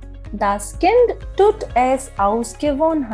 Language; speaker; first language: German; non-native, fluent; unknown